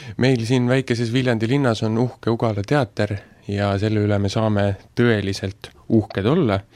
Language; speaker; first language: Estonian; native; Estonian